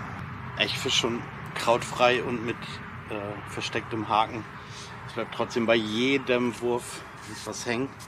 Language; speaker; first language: German; native; German